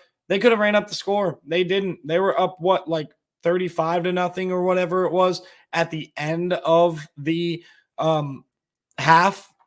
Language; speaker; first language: English; native; English